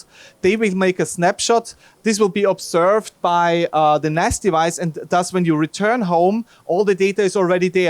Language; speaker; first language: English; non-native, fluent; German